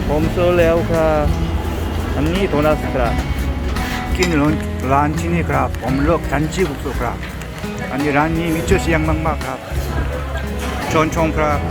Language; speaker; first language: Thai; non-native, learner; Korean